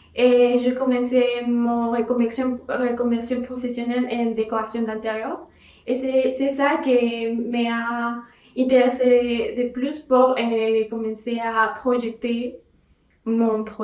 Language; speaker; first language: French; non-native, learner; Spanish